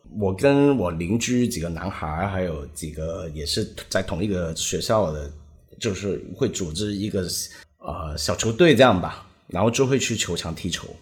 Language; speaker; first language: Chinese; non-native, local second language; Cantonese